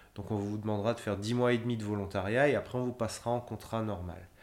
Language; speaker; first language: French; native; French